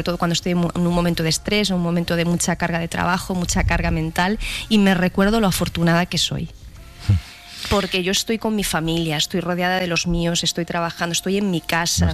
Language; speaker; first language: Spanish; native; Spanish